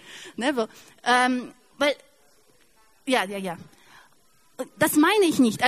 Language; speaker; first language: German; non-native, fluent; Russian